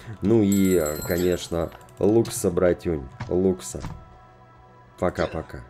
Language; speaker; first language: Russian; native; Russian